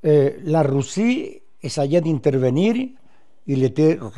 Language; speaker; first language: French; non-native, fluent; Spanish